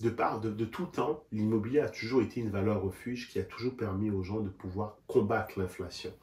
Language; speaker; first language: French; native; French